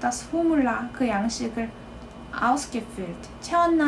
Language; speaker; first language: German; non-native, fluent; Korean